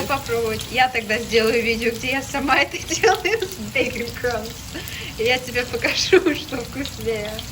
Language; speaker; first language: Russian; early bilingual, other home language; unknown